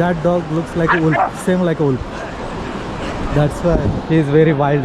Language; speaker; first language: English; non-native, local second language; Hindi